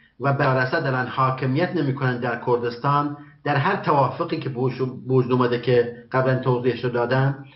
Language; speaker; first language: Persian; non-native, local second language; Kurdish